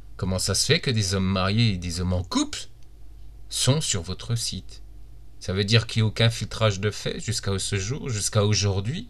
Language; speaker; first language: French; native; French